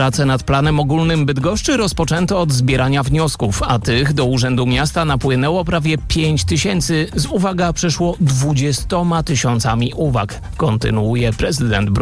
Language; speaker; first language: Polish; native; Polish